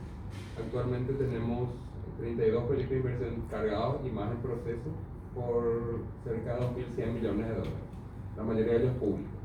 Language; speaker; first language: Spanish; native; Spanish